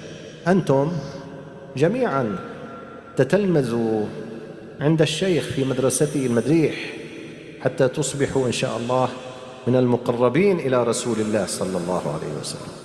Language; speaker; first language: Arabic; native; Arabic